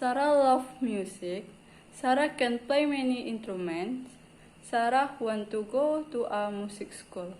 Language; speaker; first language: English; non-native, learner; Indonesian